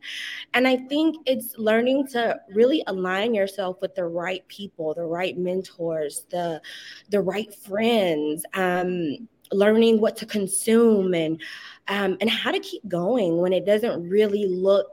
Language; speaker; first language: English; native; English